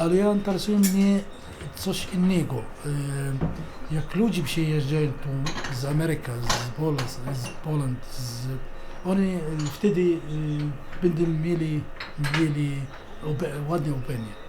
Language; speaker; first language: Polish; non-native, learner; Arabic